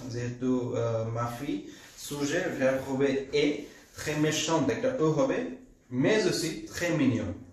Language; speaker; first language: French; non-native, fluent; Bangla